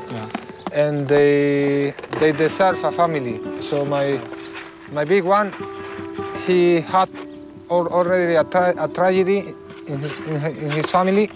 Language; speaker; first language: English; non-native, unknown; Spanish